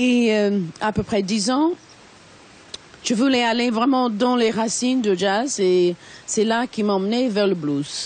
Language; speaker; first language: French; non-native, fluent; English